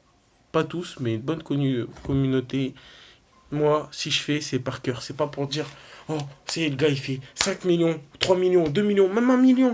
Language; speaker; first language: French; native; French